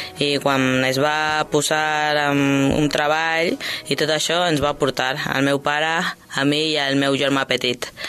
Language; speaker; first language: Catalan; early bilingual, other home language; Spanish